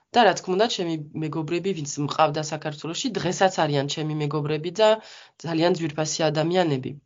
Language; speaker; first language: Georgian; non-native, fluent; French